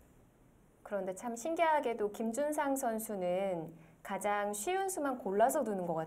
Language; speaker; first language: Korean; native; Korean